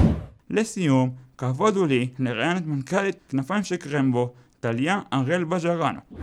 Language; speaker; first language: Hebrew; native; Hebrew